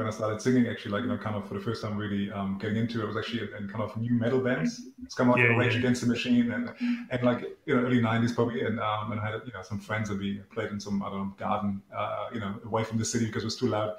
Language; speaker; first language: English; non-native, fluent; German